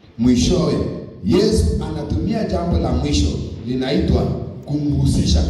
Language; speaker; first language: Swahili; non-native, local second language; Kalenjin